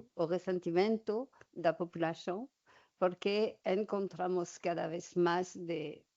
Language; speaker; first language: Portuguese; non-native, learner; French